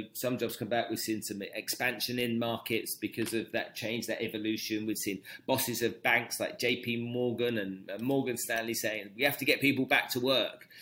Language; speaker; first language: English; native; English